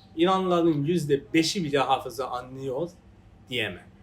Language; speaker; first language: Turkish; non-native, fluent; Persian